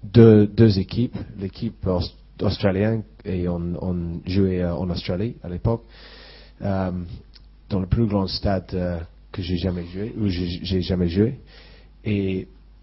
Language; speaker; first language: French; non-native, fluent; English